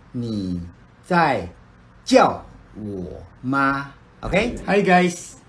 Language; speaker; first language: Chinese; non-native, fluent; Filipino